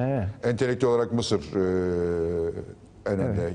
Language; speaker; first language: Turkish; native; Turkish